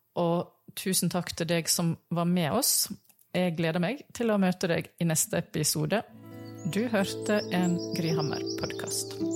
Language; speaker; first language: Norwegian; native; Norwegian